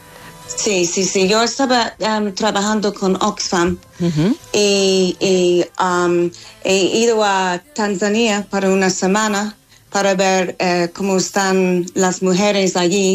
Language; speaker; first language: Spanish; non-native, learner; English